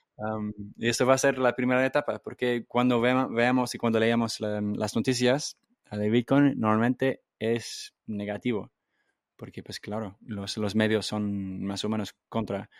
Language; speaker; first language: Spanish; non-native, fluent; English